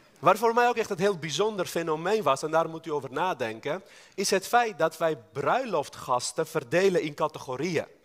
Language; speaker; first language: Dutch; non-native, fluent; Armenian